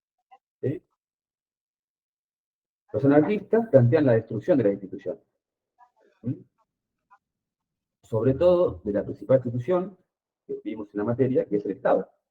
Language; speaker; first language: Spanish; native; Spanish